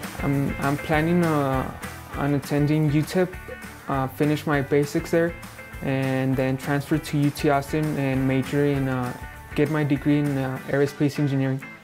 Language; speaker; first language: English; early bilingual, other home language; Spanish